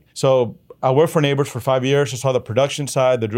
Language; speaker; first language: English; early bilingual, other home language; Spanish